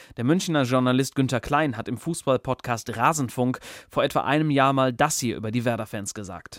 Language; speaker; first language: German; native; German